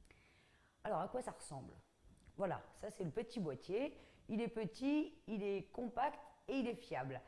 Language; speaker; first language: French; native; French